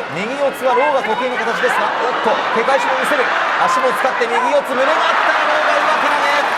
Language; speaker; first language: Japanese; native; Japanese